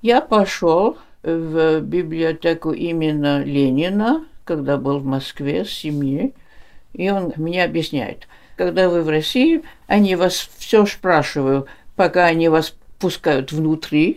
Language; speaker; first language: Russian; early bilingual, heritage; Russian